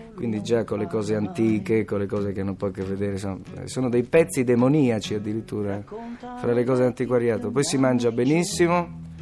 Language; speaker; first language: Italian; native; Italian